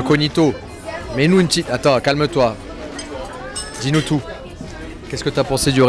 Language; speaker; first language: French; native; French